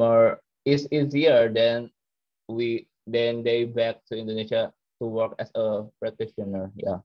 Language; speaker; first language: English; non-native, learner; Indonesian